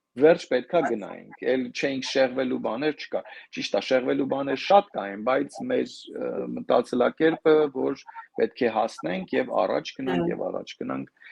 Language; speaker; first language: Armenian; native; Armenian